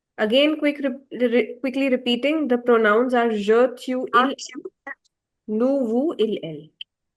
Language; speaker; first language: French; non-native, fluent; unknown